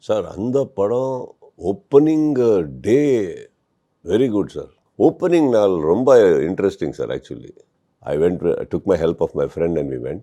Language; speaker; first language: Tamil; non-native, learner; Kannada